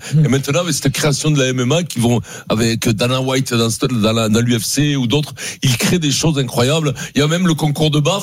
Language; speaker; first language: French; native; French